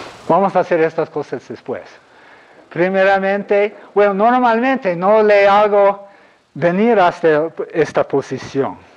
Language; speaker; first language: Spanish; non-native, fluent; English